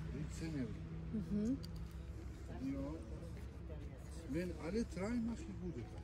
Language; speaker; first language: German; non-native, learner; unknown